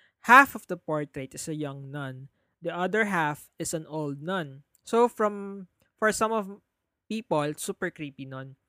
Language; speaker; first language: English; non-native, local second language; Filipino